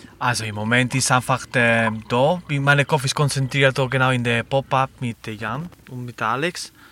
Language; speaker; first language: German; non-native, learner; Spanish